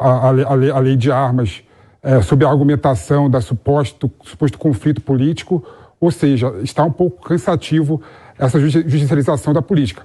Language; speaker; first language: Portuguese; native; Portuguese